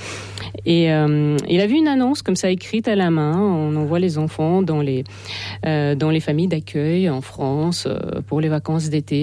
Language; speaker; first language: French; non-native, fluent; Ukrainian